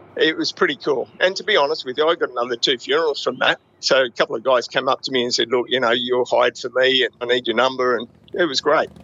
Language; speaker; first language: English; native; English